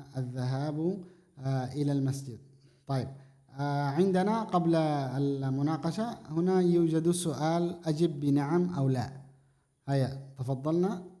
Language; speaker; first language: Arabic; non-native, fluent; Indonesian